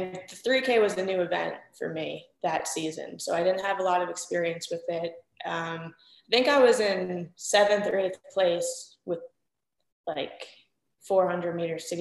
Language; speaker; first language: English; native; English